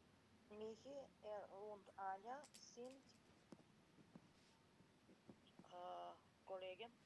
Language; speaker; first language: German; non-native, learner; Macedonian